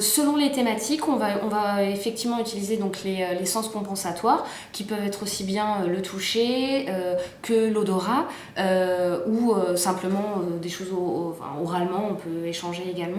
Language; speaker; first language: French; native; French